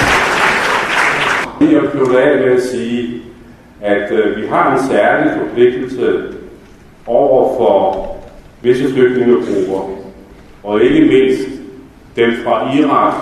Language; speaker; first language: Danish; native; Danish